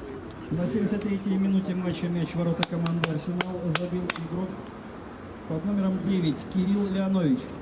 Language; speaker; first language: Russian; native; Russian